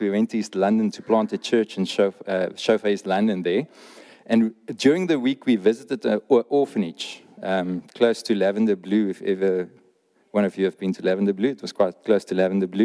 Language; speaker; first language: English; non-native, local second language; Afrikaans